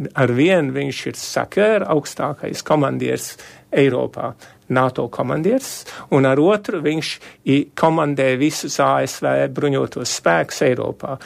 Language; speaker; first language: Latvian; early bilingual, heritage; Latvian